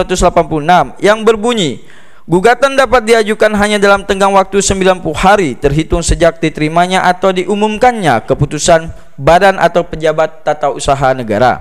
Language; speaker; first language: Indonesian; native; Indonesian